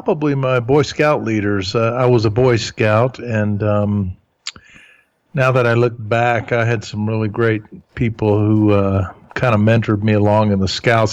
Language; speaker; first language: English; early bilingual, other home language; German